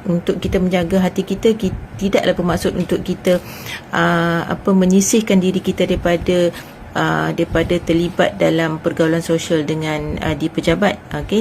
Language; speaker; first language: Malay; native; Malay